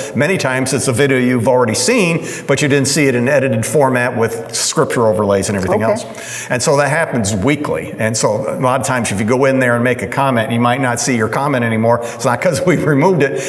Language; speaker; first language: English; native; English